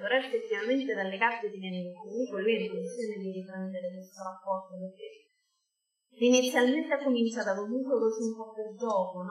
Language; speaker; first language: Italian; native; Italian